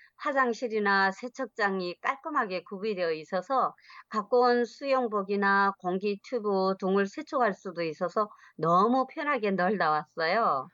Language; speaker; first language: Korean; native; Korean